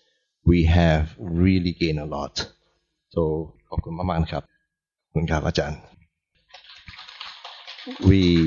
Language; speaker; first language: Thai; non-native, learner; English